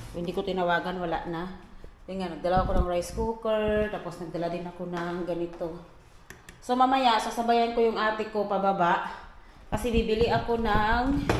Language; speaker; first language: Filipino; native; Filipino